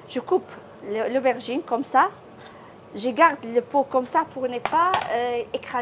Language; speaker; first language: French; non-native, learner; Arabic